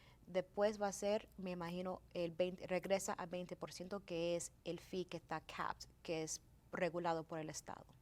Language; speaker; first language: Spanish; early bilingual, heritage; Spanish